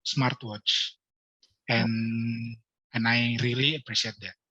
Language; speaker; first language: English; non-native, learner; Indonesian